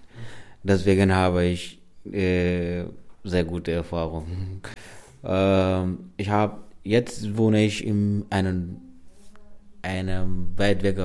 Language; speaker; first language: German; non-native, learner; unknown